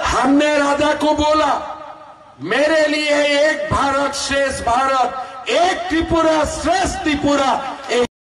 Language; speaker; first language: Hindi; non-native, local second language; Bangla